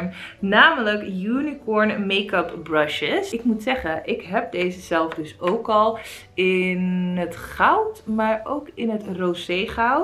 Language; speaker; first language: Dutch; native; Dutch